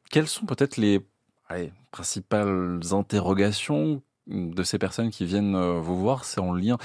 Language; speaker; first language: French; native; French